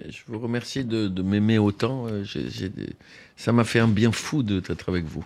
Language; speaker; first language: French; native; French